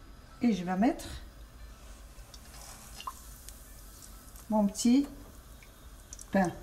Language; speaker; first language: French; non-native, fluent; Arabic